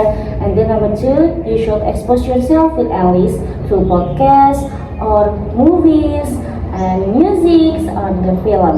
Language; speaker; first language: English; non-native, learner; Indonesian